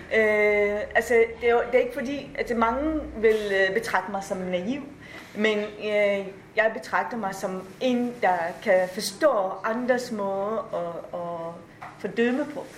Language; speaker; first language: Danish; non-native, fluent; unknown